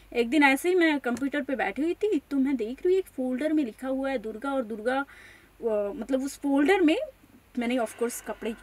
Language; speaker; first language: Hindi; non-native, local second language; Marathi